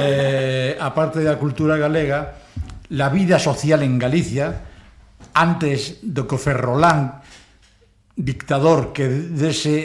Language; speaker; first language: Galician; non-native, local second language; Spanish